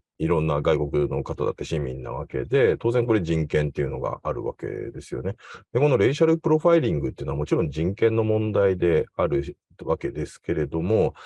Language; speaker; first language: Japanese; native; Japanese